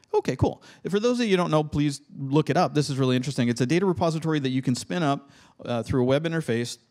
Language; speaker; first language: English; native; English